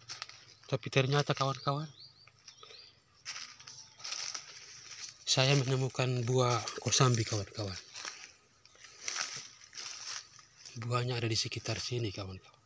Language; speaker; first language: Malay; non-native, local second language; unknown